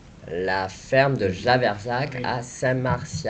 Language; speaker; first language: French; native; French